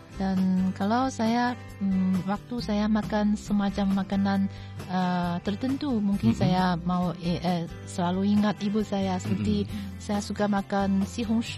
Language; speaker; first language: Indonesian; non-native, fluent; Chinese